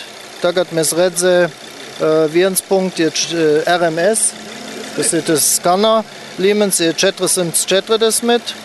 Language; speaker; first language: Latvian; non-native, learner; German